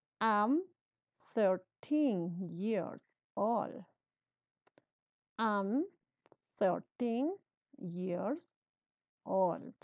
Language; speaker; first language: English; non-native, learner; Spanish